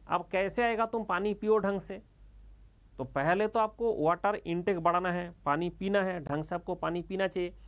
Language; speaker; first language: Hindi; non-native, local second language; Bangla